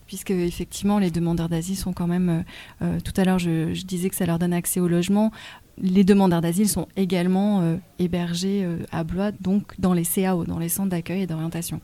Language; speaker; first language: French; native; French